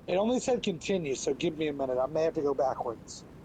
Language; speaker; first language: English; native; English